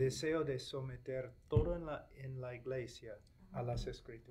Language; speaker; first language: Spanish; non-native, fluent; English